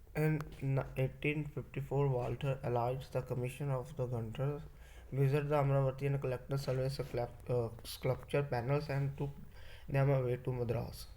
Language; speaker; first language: English; non-native, local second language; Punjabi